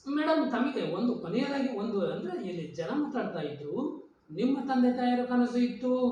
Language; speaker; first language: Kannada; native; Kannada